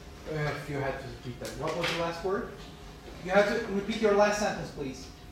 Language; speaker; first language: English; non-native, fluent; Turkish